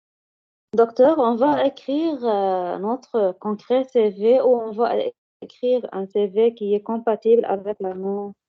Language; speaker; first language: French; non-native, learner; Arabic